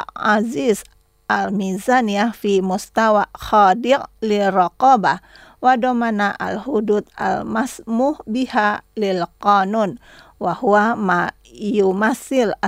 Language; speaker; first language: Arabic; non-native, fluent; Indonesian